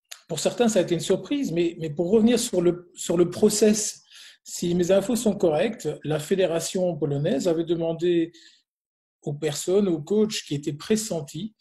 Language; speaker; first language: French; native; French